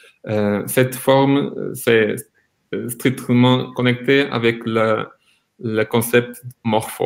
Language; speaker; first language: French; non-native, fluent; Portuguese